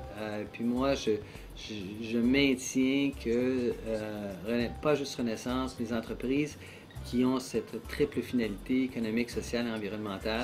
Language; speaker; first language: French; native; French